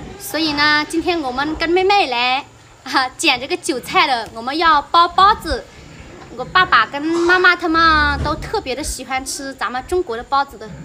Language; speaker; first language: Chinese; early bilingual, heritage; Chinese